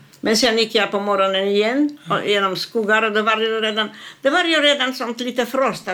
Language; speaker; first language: Swedish; non-native, fluent; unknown